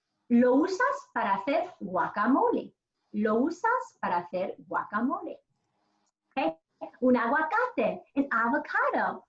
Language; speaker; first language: Spanish; non-native, fluent; English